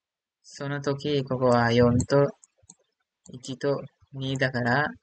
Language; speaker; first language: Japanese; non-native, learner; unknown